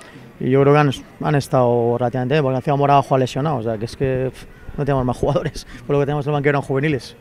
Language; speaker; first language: Spanish; native; Spanish